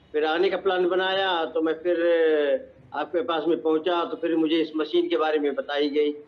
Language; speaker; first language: Hindi; native; Hindi